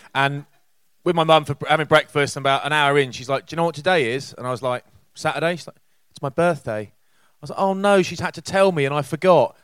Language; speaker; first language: English; native; English